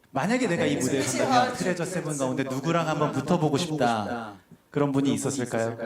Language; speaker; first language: Korean; native; Korean